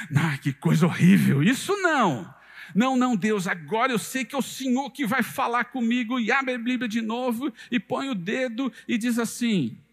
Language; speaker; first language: Portuguese; native; Portuguese